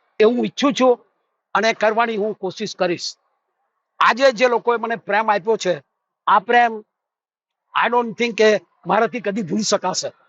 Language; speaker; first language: Gujarati; native; Gujarati